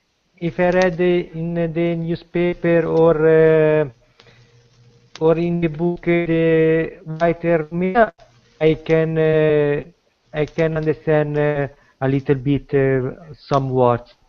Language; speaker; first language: English; non-native, learner; Italian